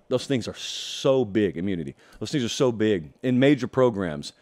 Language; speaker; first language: English; native; English